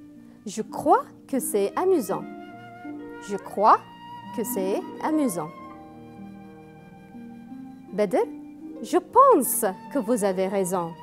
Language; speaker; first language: French; non-native, fluent; Arabic